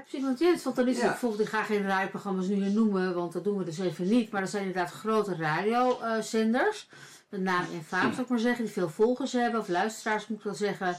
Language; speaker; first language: Dutch; native; Dutch